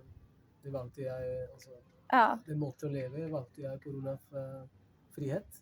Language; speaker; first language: Norwegian; non-native, fluent; Spanish